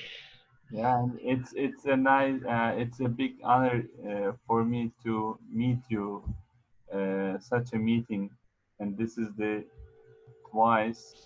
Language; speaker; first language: English; non-native, fluent; Arabic